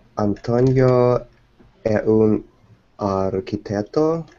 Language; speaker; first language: Italian; non-native, learner; Russian